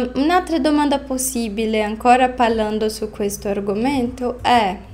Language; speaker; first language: Italian; non-native, fluent; Portuguese